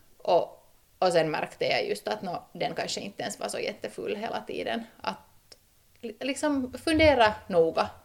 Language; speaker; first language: Swedish; native; Swedish